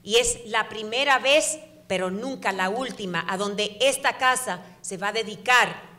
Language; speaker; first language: Spanish; early bilingual, heritage; Spanish